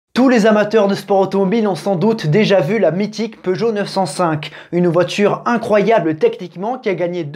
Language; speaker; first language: French; native; French